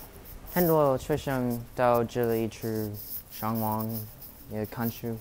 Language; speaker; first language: Chinese; non-native, learner; English